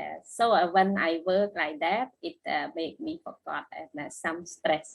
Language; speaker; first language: English; non-native, learner; Khmer